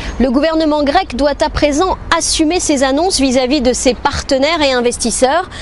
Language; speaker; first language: French; native; French